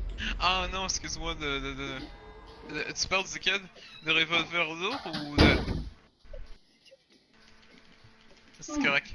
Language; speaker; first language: French; native; French